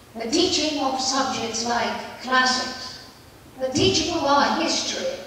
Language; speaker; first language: English; non-native, fluent; Greek